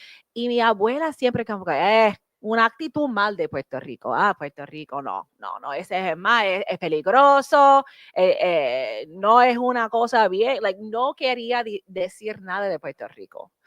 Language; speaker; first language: Spanish; early bilingual, heritage; English